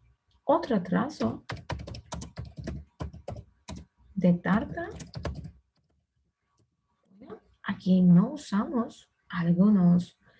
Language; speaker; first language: Spanish; non-native, fluent; Turkish